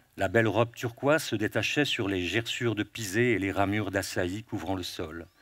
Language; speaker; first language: French; native; French